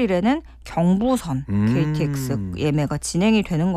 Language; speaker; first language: Korean; native; Korean